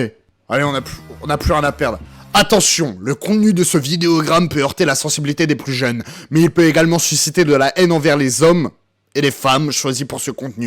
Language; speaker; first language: French; native; French